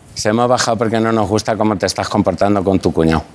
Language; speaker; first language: Spanish; native; Spanish